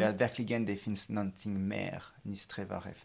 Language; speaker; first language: Swedish; non-native, fluent; French